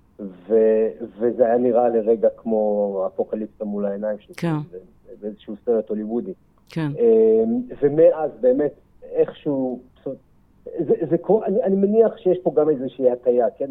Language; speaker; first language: Hebrew; native; Hebrew